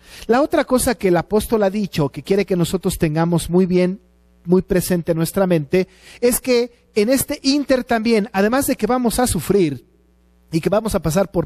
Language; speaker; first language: Spanish; native; Spanish